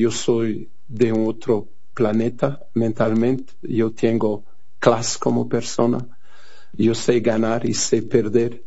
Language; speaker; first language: Spanish; non-native, fluent; Portuguese